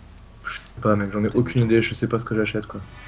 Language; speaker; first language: French; native; French